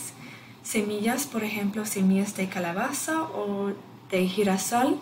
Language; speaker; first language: Spanish; non-native, fluent; English